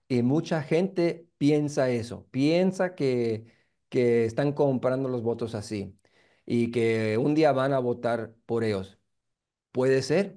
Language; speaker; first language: Spanish; early bilingual, heritage; Spanish